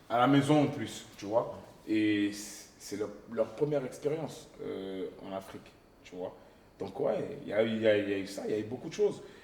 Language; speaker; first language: French; early bilingual, other home language; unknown